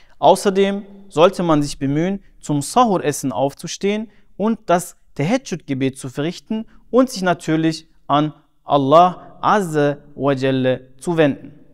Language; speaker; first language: German; early bilingual, other home language; Turkish